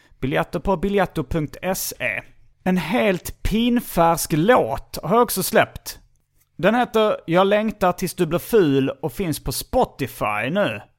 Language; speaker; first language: Swedish; native; Swedish